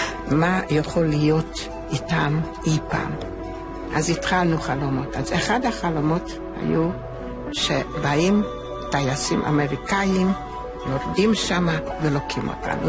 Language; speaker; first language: Hebrew; non-native, fluent; Hungarian